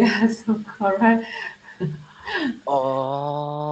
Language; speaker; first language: English; non-native, learner; Vietnamese